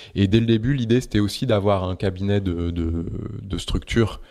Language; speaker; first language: French; native; French